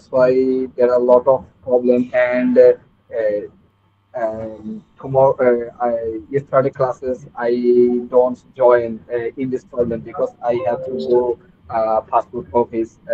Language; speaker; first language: English; non-native, learner; Bangla